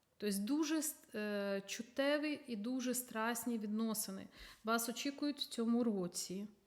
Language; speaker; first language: Ukrainian; non-native, local second language; Russian